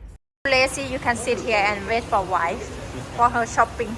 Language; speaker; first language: English; non-native, learner; Thai